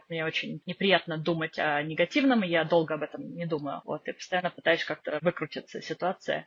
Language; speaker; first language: Russian; native; Russian